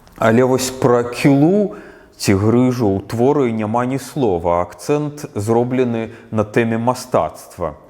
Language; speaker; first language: Belarusian; native; Belarusian